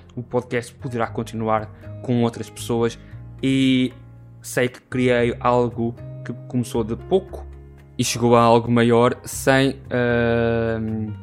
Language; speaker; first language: English; non-native, learner; Portuguese